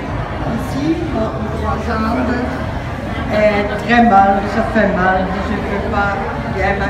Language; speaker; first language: French; non-native, local second language; Dutch